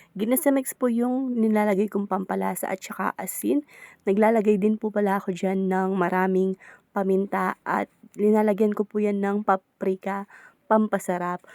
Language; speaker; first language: Filipino; native; Filipino